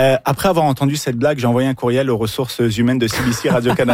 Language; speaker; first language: French; native; French